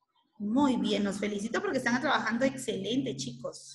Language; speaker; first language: Spanish; native; Spanish